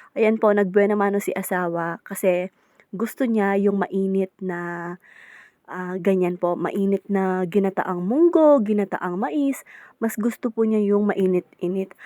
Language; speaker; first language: Filipino; native; Filipino